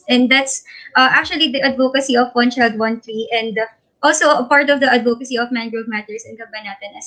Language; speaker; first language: English; non-native, local second language; Filipino